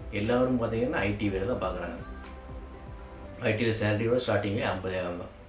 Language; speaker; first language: Tamil; native; Tamil